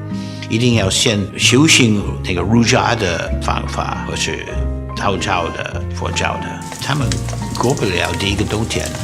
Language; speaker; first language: Chinese; non-native, fluent; English